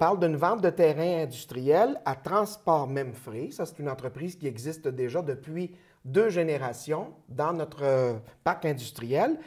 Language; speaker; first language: French; native; French